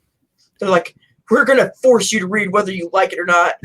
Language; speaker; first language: English; native; English